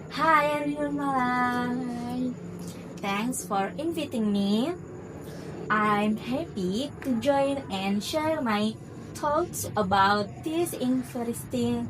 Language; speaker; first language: English; non-native, learner; Indonesian